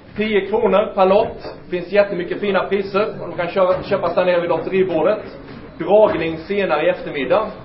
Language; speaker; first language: Swedish; native; Swedish